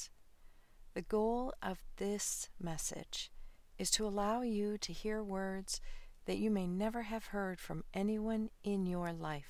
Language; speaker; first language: English; native; English